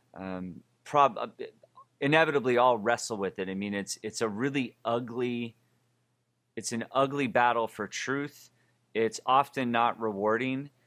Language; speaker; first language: English; native; English